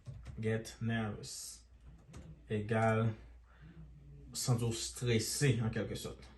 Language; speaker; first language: French; non-native, local second language; Haitian Creole